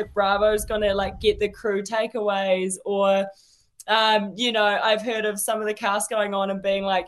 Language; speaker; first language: English; native; English